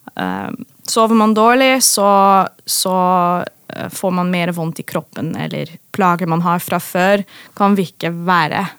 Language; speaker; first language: Norwegian; non-native, fluent; Dutch